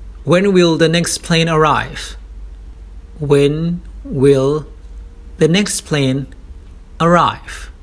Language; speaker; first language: English; non-native, fluent; Thai